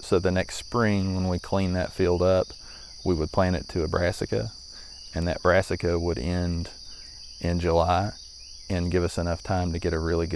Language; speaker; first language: English; native; English